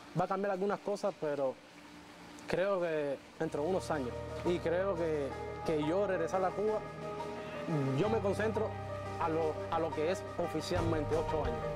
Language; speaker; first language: Spanish; native; Spanish